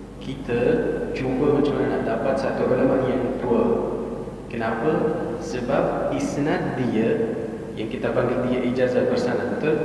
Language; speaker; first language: Malay; non-native, fluent; Arabic